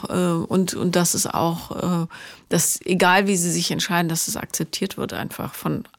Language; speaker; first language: German; native; German